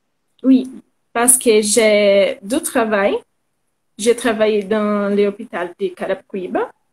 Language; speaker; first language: French; non-native, learner; Portuguese